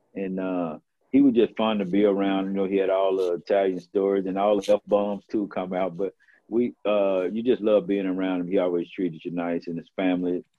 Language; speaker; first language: English; native; English